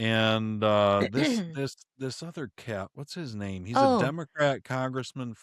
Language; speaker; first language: English; native; English